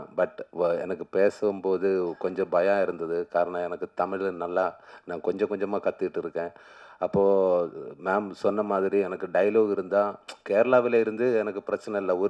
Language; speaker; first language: Tamil; non-native, learner; Malayalam